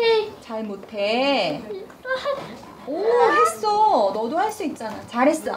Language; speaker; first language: Korean; native; Korean